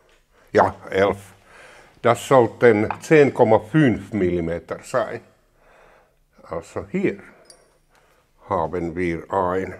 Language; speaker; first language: German; non-native, learner; Finnish